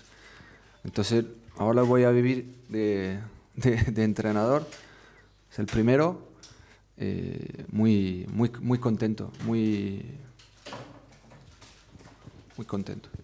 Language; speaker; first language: Spanish; non-native, fluent; French